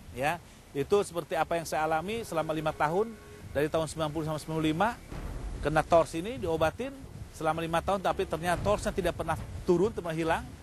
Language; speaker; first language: Indonesian; native; Indonesian